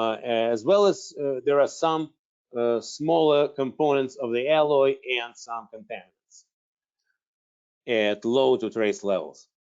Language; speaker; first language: English; non-native, fluent; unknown